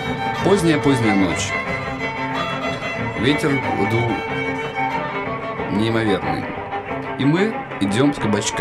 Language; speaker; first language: Russian; native; Russian